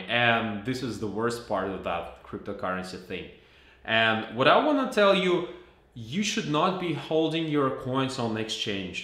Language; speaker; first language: English; non-native, fluent; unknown